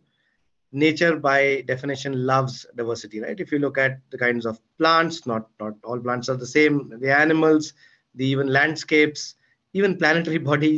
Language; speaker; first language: English; non-native, local second language; Hindi